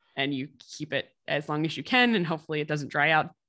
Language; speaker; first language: English; native; English